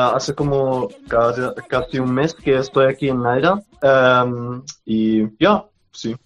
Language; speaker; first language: Spanish; non-native, learner; German